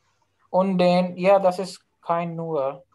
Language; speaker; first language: German; non-native, learner; Urdu